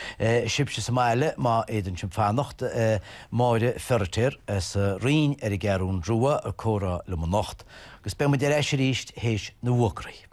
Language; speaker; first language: Irish; native; Irish